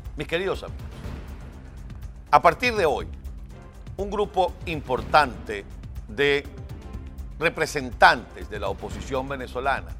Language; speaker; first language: Spanish; native; Spanish